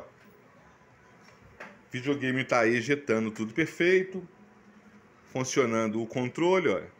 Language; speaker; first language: Portuguese; native; Portuguese